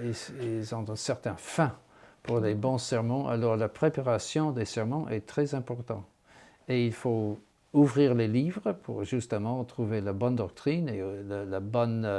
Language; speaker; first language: French; non-native, fluent; English